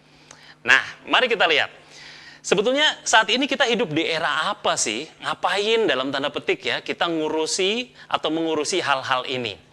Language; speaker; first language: Indonesian; native; Indonesian